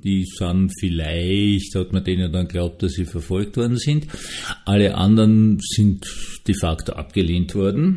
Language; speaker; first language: German; native; German